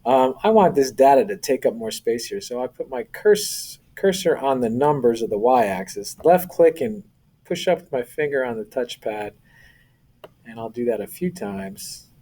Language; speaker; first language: English; native; English